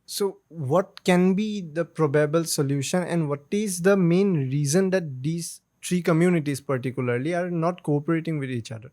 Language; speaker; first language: English; non-native, local second language; Assamese